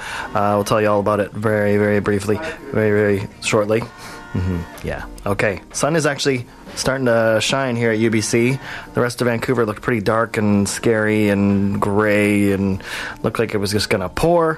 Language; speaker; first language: English; native; English